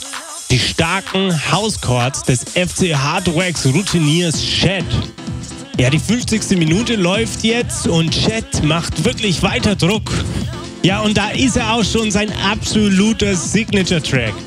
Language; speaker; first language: German; native; German